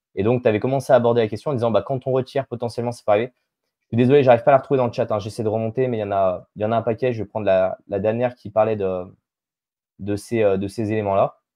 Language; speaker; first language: French; native; French